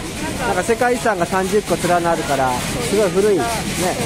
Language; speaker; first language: Japanese; native; Japanese